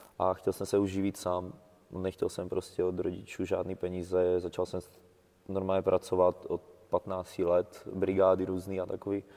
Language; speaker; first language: Czech; early bilingual, heritage; Greek